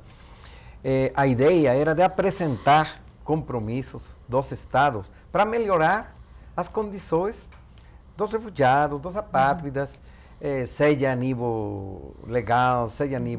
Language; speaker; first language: Portuguese; non-native, fluent; Spanish